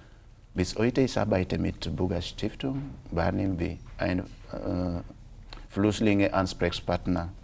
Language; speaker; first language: German; non-native, local second language; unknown